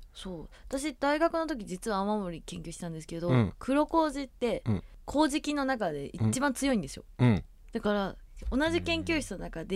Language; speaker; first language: Japanese; native; Japanese